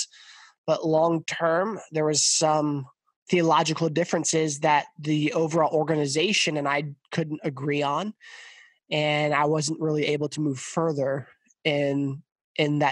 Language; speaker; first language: English; native; English